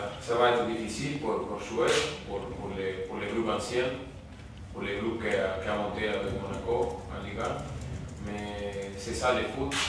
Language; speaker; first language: French; non-native, learner; Spanish